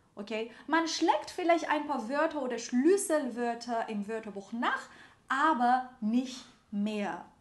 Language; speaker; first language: German; non-native, fluent; Persian